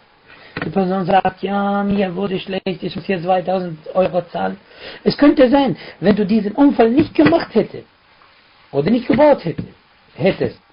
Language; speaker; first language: German; non-native, fluent; Arabic